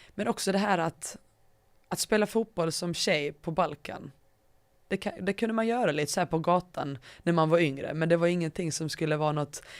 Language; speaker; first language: Swedish; early bilingual, other home language; Bosnian